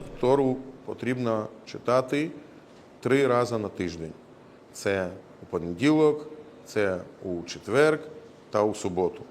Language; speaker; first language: Ukrainian; non-native, local second language; Russian